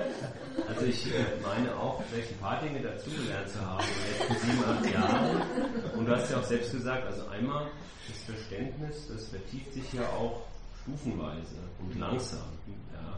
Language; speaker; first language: German; native; German